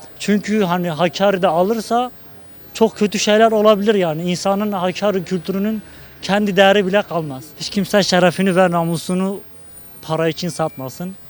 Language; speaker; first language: Turkish; non-native, local second language; Kurdish